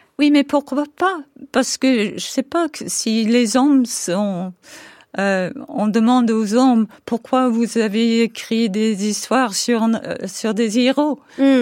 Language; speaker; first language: French; non-native, fluent; English